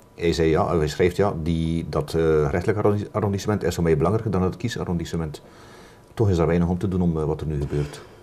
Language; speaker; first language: Dutch; native; Dutch